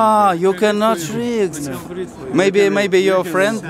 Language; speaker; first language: English; non-native, learner; Russian